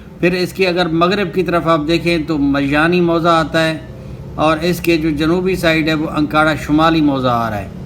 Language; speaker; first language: Urdu; non-native, local second language; Baluchi